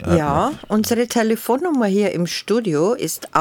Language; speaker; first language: German; early bilingual, heritage; German